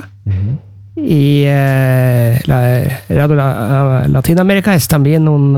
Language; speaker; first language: Spanish; non-native, learner; Norwegian